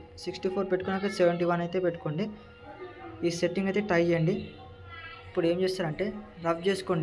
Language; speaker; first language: Telugu; native; Telugu